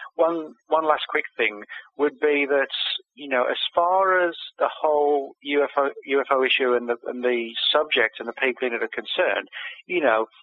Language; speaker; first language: English; native; English